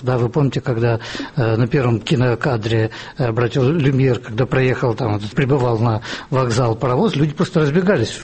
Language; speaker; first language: Russian; native; Russian